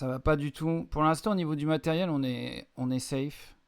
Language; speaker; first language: French; native; French